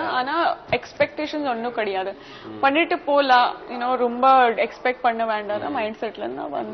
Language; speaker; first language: Tamil; non-native, fluent; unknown